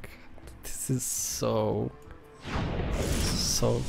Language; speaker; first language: English; non-native, fluent; Romanian